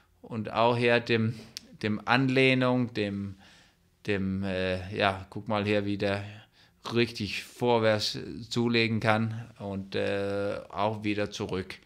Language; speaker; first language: German; non-native, fluent; Danish